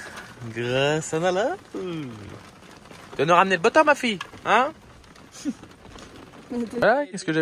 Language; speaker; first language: French; native; French